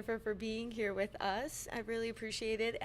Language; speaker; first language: English; native; English